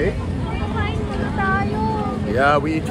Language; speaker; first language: English; non-native, learner; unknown